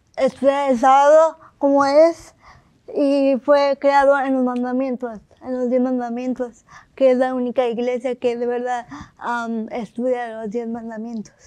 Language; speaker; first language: Spanish; early bilingual, heritage; Spanish